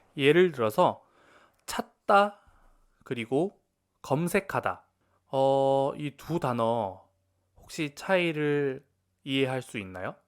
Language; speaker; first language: Korean; native; Korean